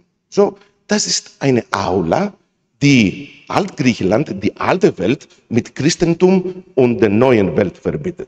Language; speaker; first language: German; non-native, fluent; Greek